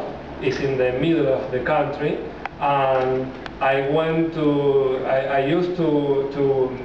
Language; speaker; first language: English; non-native, learner; Spanish